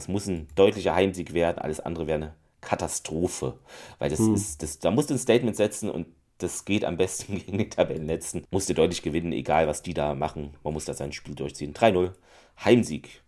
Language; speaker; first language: German; native; German